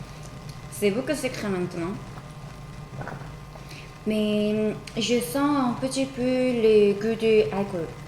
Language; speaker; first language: French; non-native, learner; Korean